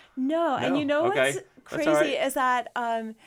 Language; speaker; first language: English; native; English